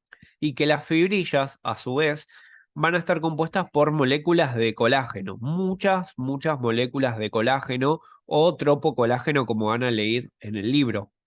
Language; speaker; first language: Spanish; native; Spanish